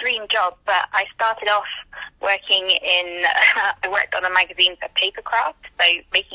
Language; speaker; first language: English; native; English